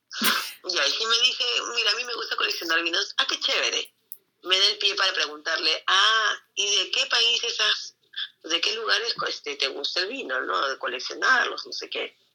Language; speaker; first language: Spanish; native; Spanish